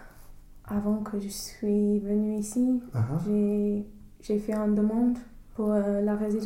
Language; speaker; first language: French; non-native, fluent; English